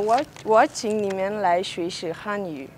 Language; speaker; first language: Chinese; non-native, learner; Bambara